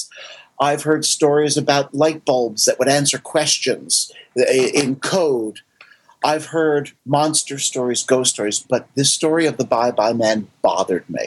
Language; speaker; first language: English; native; English